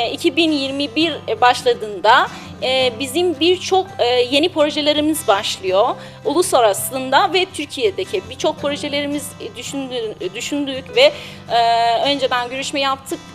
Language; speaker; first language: Turkish; non-native, learner; Persian